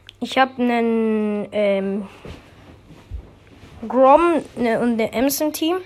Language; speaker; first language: German; native; German